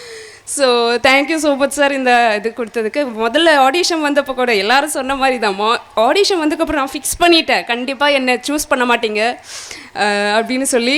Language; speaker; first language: Tamil; non-native, learner; Malayalam